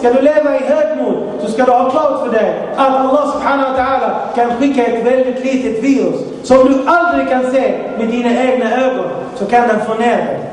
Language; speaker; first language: Swedish; non-native, fluent; Arabic